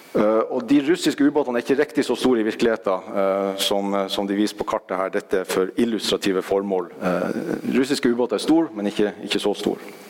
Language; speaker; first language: Norwegian; native; Norwegian